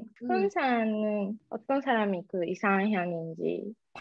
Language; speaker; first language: Korean; early bilingual, heritage; Japanese